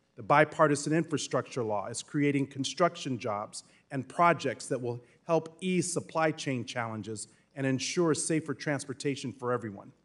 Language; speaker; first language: English; native; English